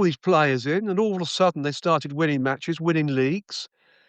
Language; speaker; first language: English; native; English